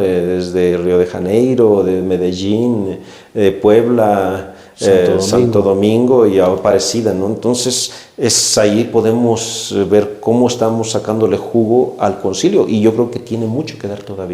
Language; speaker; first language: Spanish; native; Spanish